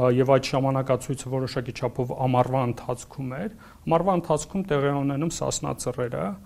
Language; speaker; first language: Armenian; native; Armenian